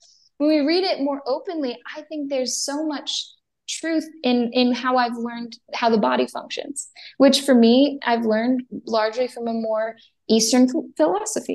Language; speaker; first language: English; native; English